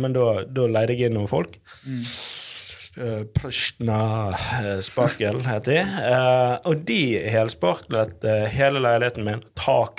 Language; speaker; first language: Norwegian; native; Norwegian